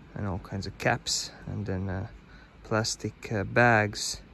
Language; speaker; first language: English; non-native, fluent; Latvian